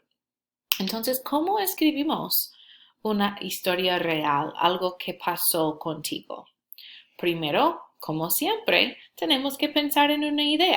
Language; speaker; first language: Spanish; non-native, fluent; English